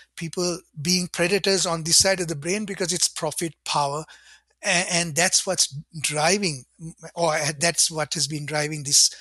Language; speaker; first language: English; non-native, local second language; Sinhala